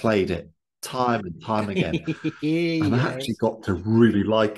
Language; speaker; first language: English; native; English